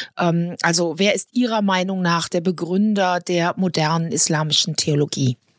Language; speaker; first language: German; native; German